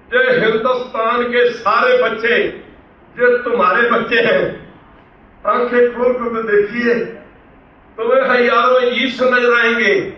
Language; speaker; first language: Urdu; non-native, local second language; Punjabi